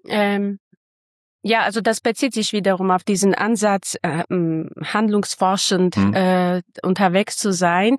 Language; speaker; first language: German; non-native, fluent; Armenian